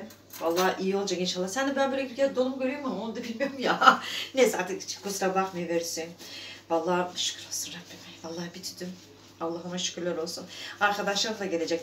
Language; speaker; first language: Turkish; native; Turkish